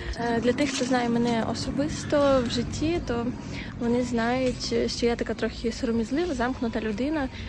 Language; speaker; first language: Ukrainian; non-native, local second language; Russian